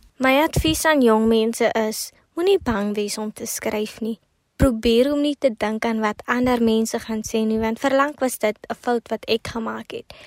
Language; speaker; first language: Afrikaans; native; Afrikaans